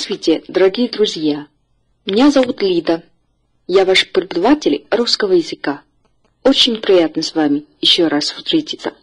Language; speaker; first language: Russian; non-native, fluent; Chinese